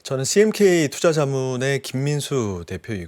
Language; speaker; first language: Korean; native; Korean